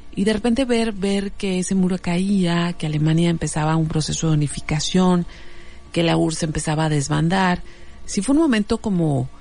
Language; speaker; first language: Spanish; native; Spanish